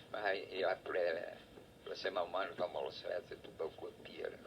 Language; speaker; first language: French; non-native, fluent; Portuguese